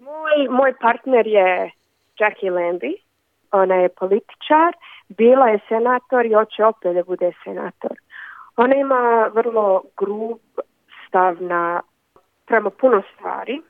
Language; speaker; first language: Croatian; early bilingual, other home language; Bosnian